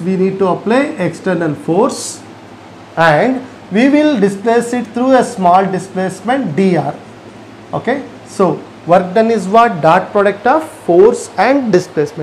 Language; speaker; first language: English; non-native, local second language; Kannada